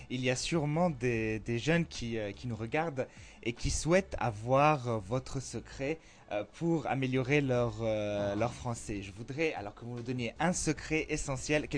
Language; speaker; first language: French; native; French